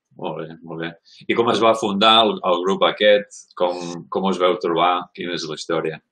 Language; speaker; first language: Catalan; non-native, fluent; English